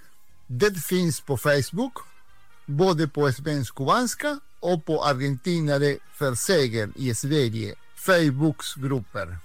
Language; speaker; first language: Swedish; non-native, fluent; Spanish